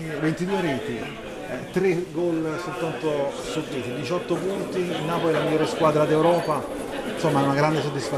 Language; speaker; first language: Italian; native; Italian